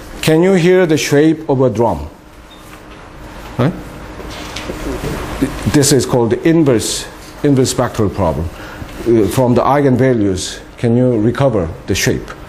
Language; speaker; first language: English; non-native, fluent; Korean